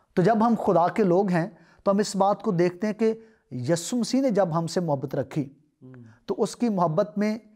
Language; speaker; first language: Urdu; non-native, local second language; Punjabi